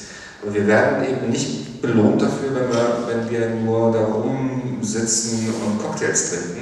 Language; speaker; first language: German; native; German